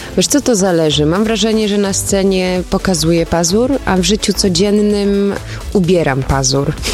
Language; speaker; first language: Polish; early bilingual, other home language; German